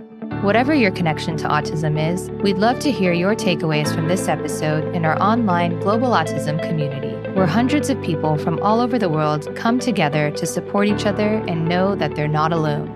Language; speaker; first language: English; native; English